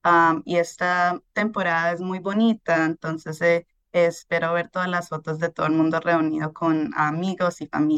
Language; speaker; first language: Spanish; early bilingual, heritage; Spanish